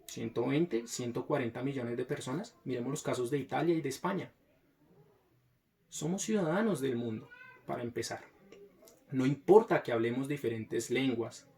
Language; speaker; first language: Spanish; native; Spanish